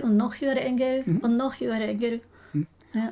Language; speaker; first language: German; non-native, learner; Japanese